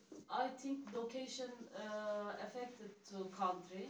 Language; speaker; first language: English; non-native, learner; Turkish